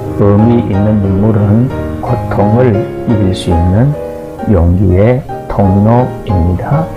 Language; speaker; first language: Korean; native; Korean